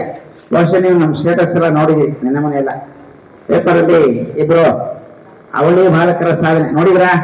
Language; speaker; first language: Kannada; native; Kannada